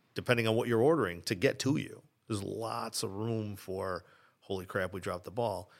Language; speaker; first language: English; early bilingual, other home language; Italian